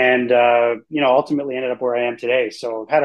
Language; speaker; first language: English; native; English